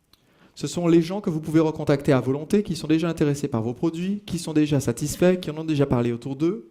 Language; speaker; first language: French; native; French